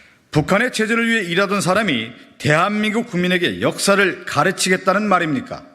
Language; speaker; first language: Korean; native; Korean